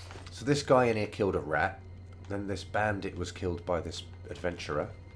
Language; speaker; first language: English; native; English